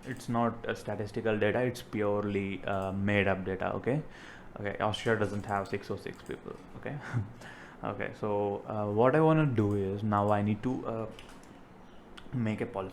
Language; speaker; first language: English; non-native, local second language; Telugu